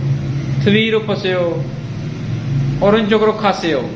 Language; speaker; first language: Korean; non-native, fluent; Punjabi